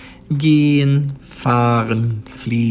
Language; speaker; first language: German; non-native, fluent; Portuguese